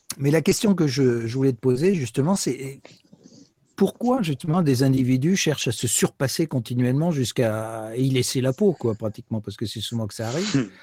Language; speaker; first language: French; native; French